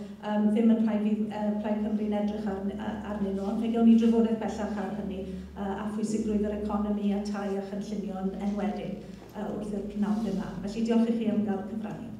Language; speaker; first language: Welsh; native; Welsh